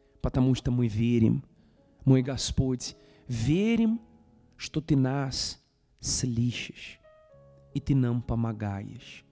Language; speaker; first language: Russian; non-native, fluent; Portuguese